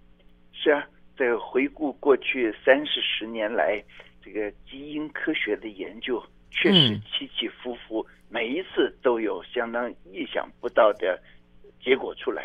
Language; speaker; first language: Chinese; native; Chinese